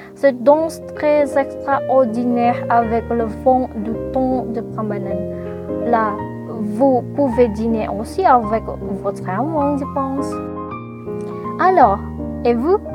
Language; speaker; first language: French; non-native, learner; Indonesian